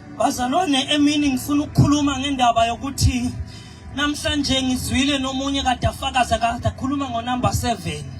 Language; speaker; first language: Zulu; native; Zulu